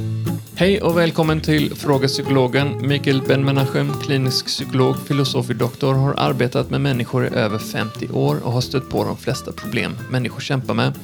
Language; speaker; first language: Swedish; native; Swedish